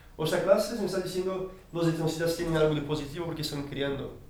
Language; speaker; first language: Spanish; non-native, fluent; Portuguese